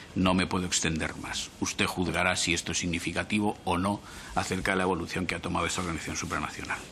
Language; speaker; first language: Spanish; native; Spanish